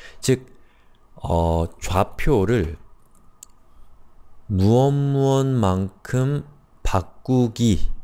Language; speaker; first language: Korean; native; Korean